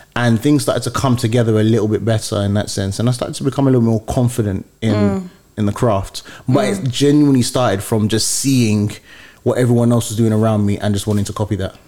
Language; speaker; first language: English; early bilingual, other home language; Yoruba